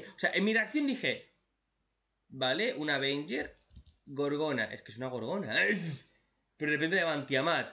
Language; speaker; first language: Spanish; native; Spanish